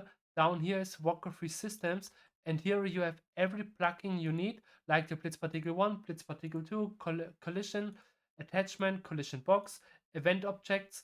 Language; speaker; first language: English; non-native, fluent; German